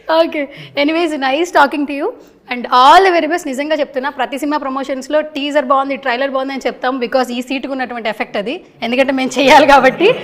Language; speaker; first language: Telugu; native; Telugu